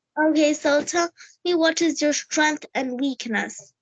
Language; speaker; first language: English; non-native, learner; Hindi